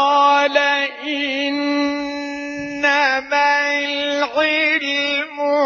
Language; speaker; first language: Arabic; native; Arabic